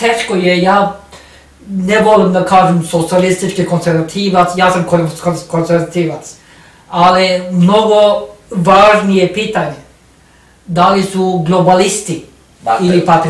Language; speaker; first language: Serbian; non-native, learner; Norwegian